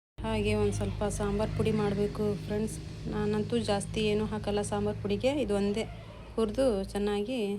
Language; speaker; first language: Kannada; non-native, local second language; Urdu